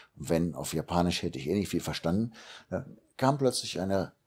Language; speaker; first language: German; native; German